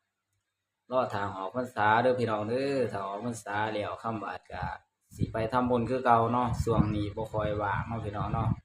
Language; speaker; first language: Thai; non-native, local second language; Lao